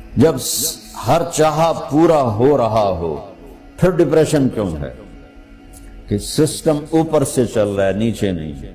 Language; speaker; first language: Urdu; non-native, local second language; Punjabi